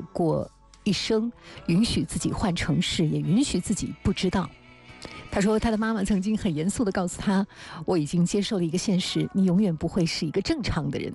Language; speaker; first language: Chinese; native; Chinese